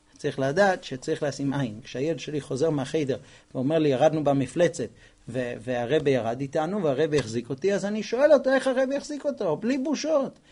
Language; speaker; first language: Hebrew; non-native, fluent; English